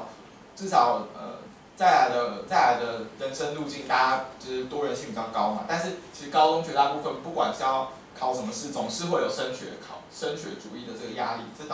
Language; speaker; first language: Chinese; native; Chinese